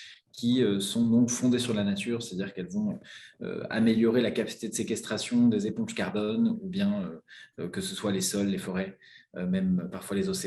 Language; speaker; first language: French; native; French